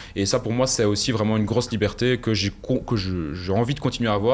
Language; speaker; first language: French; native; French